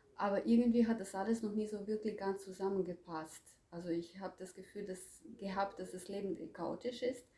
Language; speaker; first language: German; non-native, fluent; Croatian